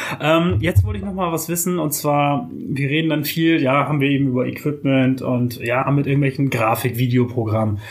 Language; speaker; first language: German; native; German